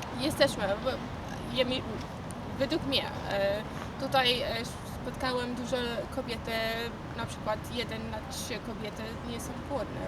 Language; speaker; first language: Polish; non-native, learner; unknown